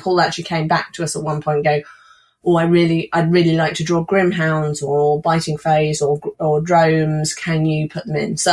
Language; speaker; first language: English; native; English